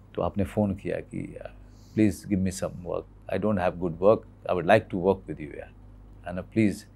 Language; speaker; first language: Hindi; native; Hindi